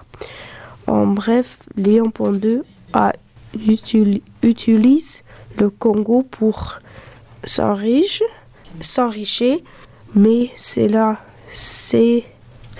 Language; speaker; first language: French; early bilingual, other home language; Dutch